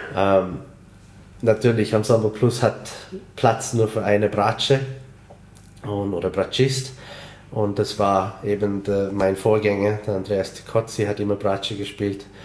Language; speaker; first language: German; non-native, fluent; English